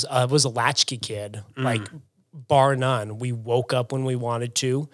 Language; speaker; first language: English; native; English